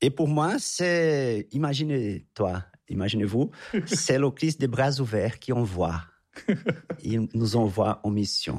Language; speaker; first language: French; non-native, fluent; Portuguese